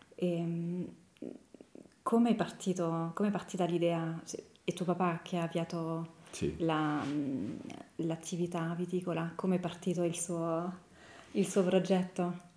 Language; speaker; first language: Italian; non-native, fluent; French